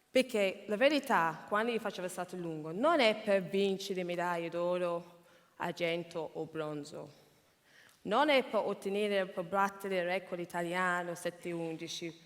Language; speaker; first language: Italian; non-native, fluent; English